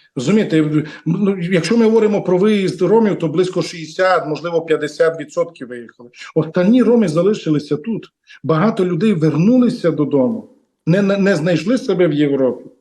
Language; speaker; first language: Ukrainian; non-native, local second language; Romany